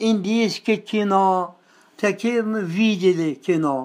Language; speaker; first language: Russian; non-native, local second language; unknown